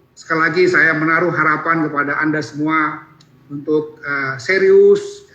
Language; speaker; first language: Indonesian; native; Indonesian